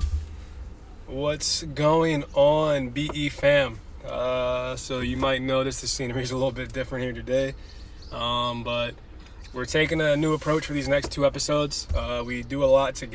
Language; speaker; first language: English; native; English